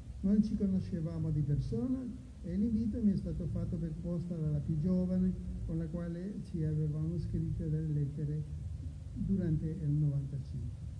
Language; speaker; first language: Italian; non-native, fluent; Spanish